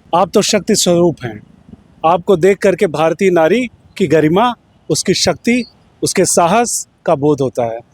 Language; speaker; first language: Hindi; native; Hindi